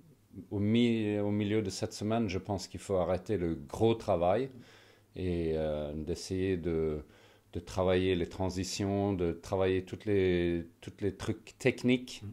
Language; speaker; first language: French; non-native, fluent; Swedish